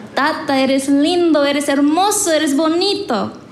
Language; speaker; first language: Spanish; early bilingual, other home language; English